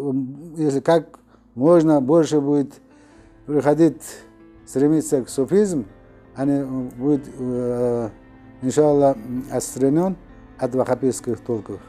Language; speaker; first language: Russian; non-native, local second language; Uzbek